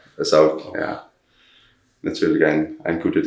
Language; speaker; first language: German; non-native, learner; Danish